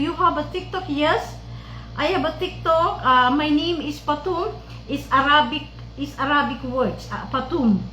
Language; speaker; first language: English; non-native, local second language; Filipino